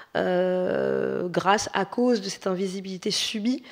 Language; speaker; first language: French; native; French